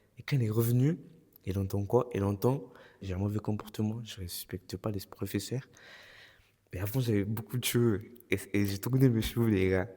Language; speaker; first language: French; early bilingual, other home language; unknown